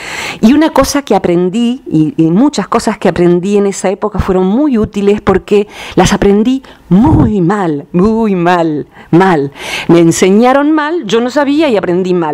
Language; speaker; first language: Spanish; native; Spanish